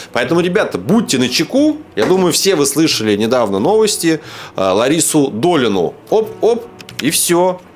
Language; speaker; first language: Russian; native; Russian